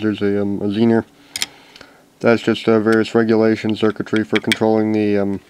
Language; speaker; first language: English; native; English